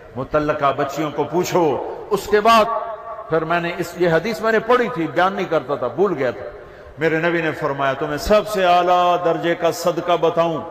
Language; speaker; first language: Urdu; non-native, local second language; Punjabi